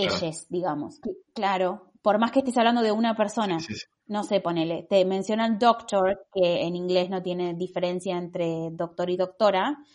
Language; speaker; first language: Spanish; native; Spanish